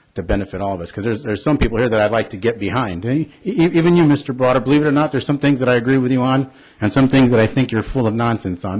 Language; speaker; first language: English; early bilingual, other home language; Spanish